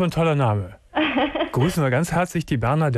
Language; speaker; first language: German; native; German